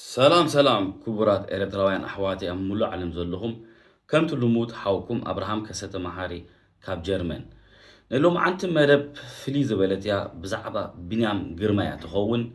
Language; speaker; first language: Tigrinya; early bilingual, heritage; Tigrinya